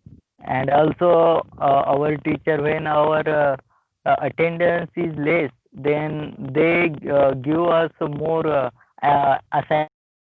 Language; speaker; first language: English; non-native, learner; Marathi